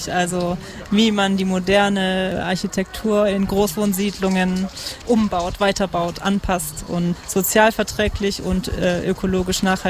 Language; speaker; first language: German; native; German